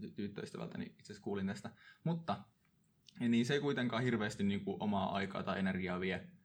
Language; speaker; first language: Finnish; native; Finnish